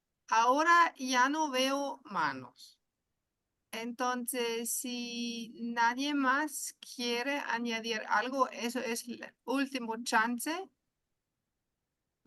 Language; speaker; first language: Spanish; non-native, fluent; German